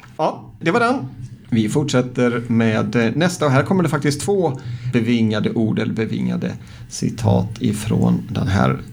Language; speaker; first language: Swedish; native; Swedish